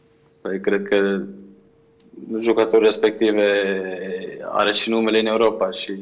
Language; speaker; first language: Romanian; non-native, fluent; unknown